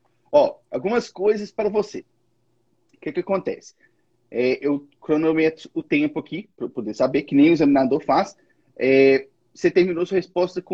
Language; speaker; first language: Portuguese; native; Portuguese